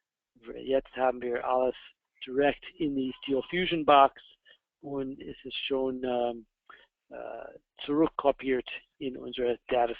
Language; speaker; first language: German; non-native, fluent; English